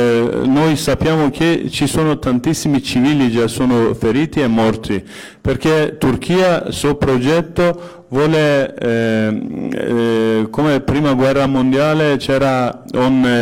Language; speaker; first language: Italian; non-native, fluent; Kurdish